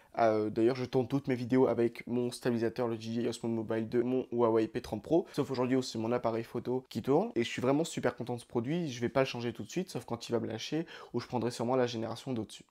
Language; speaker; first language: French; native; French